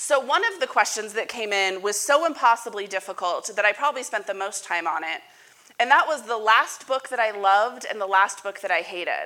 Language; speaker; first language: English; native; English